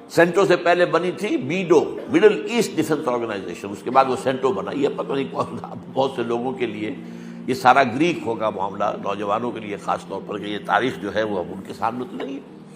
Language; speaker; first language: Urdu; native; Urdu